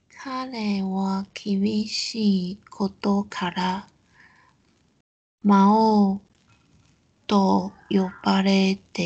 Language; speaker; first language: Japanese; non-native, learner; Chinese